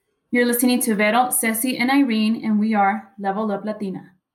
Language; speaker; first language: English; early bilingual, other home language; Spanish